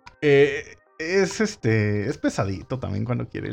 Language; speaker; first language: Spanish; native; Spanish